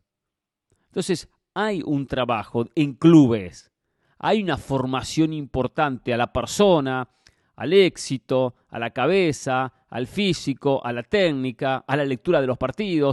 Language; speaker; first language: Spanish; native; Spanish